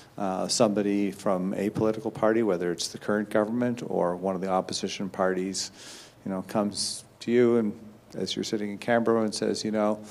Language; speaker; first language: English; native; English